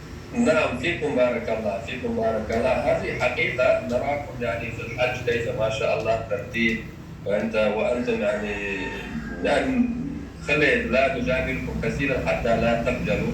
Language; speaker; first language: Arabic; non-native, fluent; Chechen